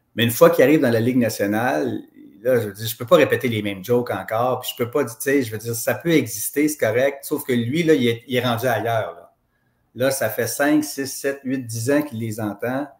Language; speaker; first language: French; native; French